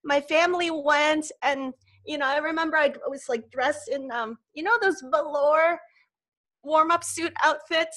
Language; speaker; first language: English; non-native, local second language; Cantonese